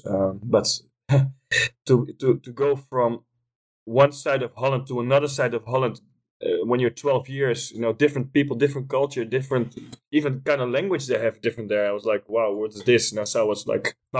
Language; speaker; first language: English; non-native, fluent; Dutch